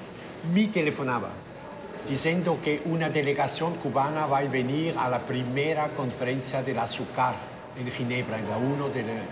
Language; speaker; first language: Spanish; non-native, fluent; German